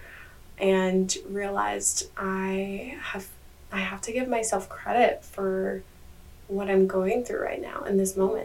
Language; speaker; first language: English; native; English